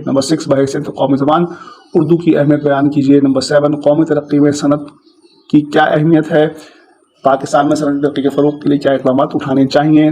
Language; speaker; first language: Urdu; native; Urdu